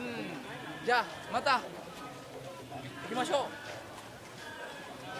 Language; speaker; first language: Japanese; non-native, learner; Indonesian